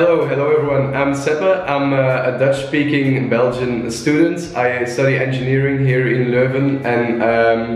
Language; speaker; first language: English; non-native, fluent; Dutch